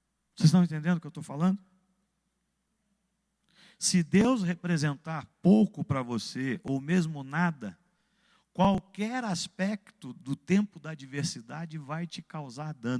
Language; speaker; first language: Portuguese; native; Portuguese